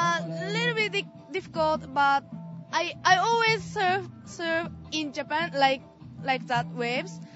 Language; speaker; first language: English; non-native, learner; Japanese